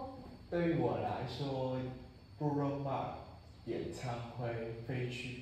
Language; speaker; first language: Chinese; non-native, learner; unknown